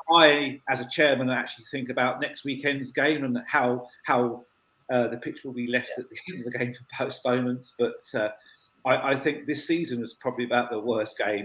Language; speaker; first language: English; native; English